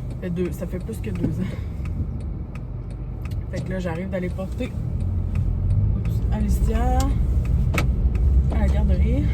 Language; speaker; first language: French; native; French